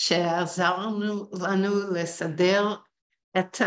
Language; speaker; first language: Hebrew; early bilingual, heritage; Hebrew